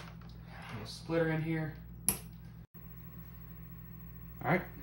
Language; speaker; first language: English; native; English